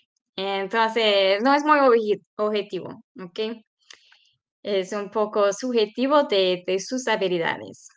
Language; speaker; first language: Spanish; non-native, fluent; English